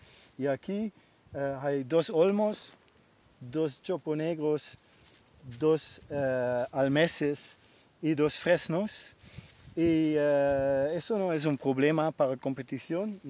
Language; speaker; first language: Spanish; non-native, learner; Dutch